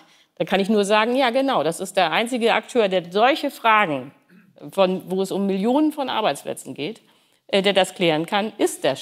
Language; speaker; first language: German; native; German